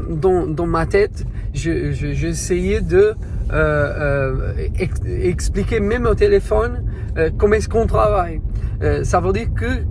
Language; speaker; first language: French; non-native, learner; Portuguese